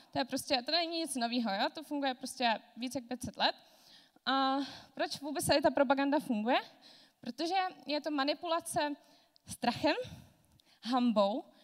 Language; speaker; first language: Czech; non-native, fluent; Georgian